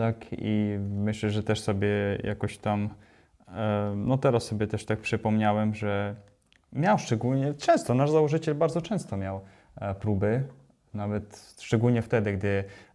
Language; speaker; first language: Polish; non-native, fluent; Ukrainian